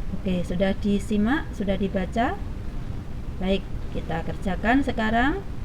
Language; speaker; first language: Indonesian; native; Indonesian